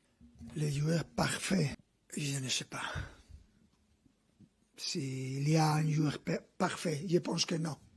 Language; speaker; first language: French; non-native, fluent; Spanish